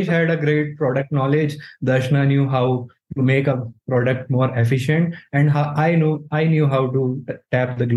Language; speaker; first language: English; non-native, local second language; Hindi